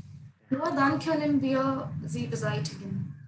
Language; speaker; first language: German; non-native, learner; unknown